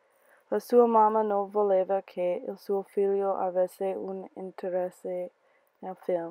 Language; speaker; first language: Italian; non-native, learner; English